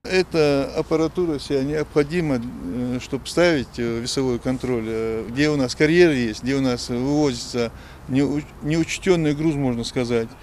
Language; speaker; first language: Russian; non-native, local second language; Ingush